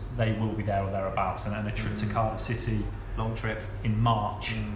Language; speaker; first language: English; native; English